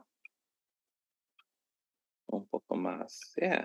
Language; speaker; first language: Spanish; early bilingual, heritage; Spanish